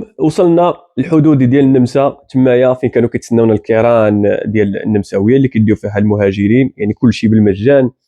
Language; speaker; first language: Arabic; native; Arabic